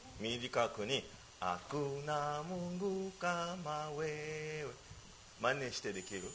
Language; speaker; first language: Japanese; non-native, learner; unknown